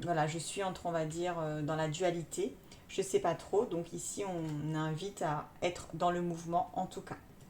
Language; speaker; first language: French; native; French